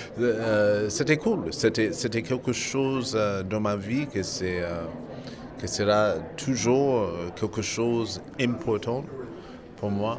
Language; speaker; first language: French; non-native, fluent; English